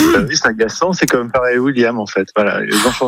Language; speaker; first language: French; native; French